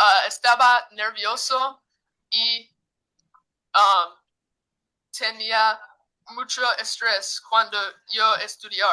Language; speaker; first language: Spanish; non-native, learner; English